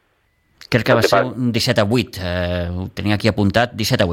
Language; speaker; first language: Catalan; native; Catalan